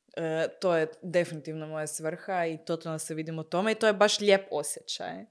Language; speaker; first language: Croatian; early bilingual, heritage; Croatian